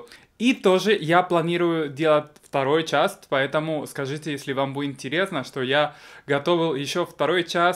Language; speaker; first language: Russian; non-native, fluent; Spanish